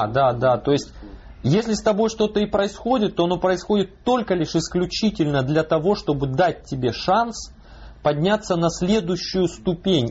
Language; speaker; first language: Russian; native; Russian